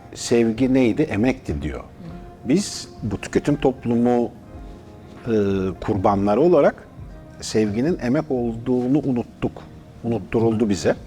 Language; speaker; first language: Turkish; native; Turkish